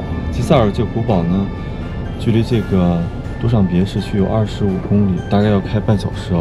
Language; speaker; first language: Chinese; native; Chinese